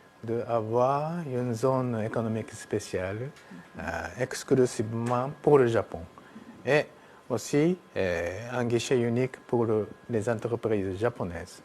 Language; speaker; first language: French; non-native, fluent; Japanese